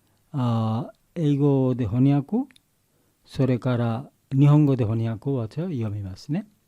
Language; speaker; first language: Japanese; non-native, learner; Bangla